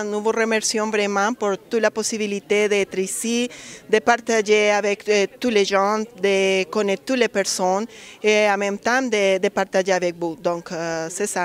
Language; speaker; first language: French; non-native, fluent; Spanish